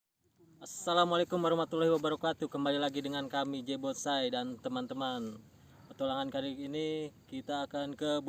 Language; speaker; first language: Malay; non-native, local second language; Sundanese